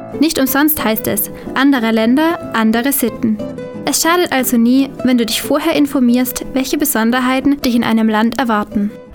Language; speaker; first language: German; native; German